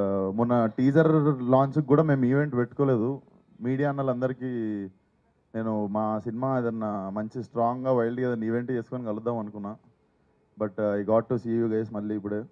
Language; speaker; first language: Telugu; native; Telugu